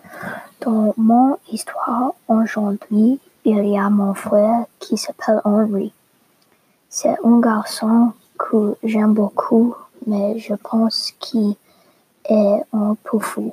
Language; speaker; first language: French; non-native, learner; English